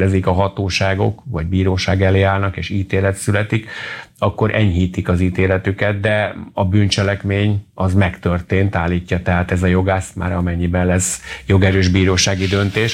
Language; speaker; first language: Hungarian; native; Hungarian